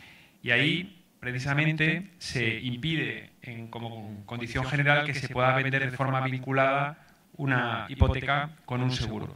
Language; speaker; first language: Spanish; native; Spanish